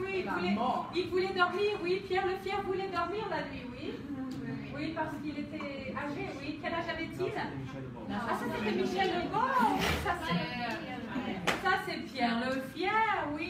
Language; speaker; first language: French; non-native, fluent; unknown